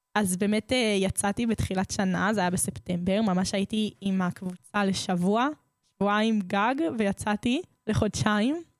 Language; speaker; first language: Hebrew; native; Hebrew